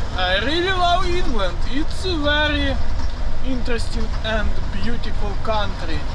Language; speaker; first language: English; non-native, learner; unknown